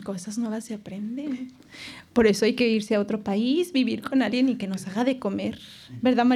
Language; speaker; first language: Spanish; native; Spanish